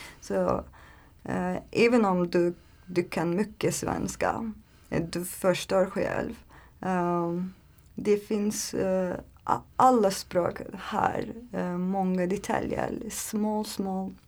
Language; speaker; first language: Swedish; non-native, learner; Turkish